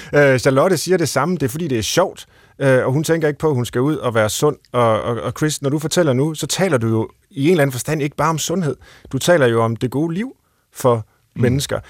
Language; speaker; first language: Danish; native; Danish